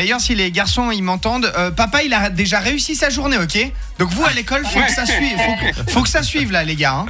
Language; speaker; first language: French; native; French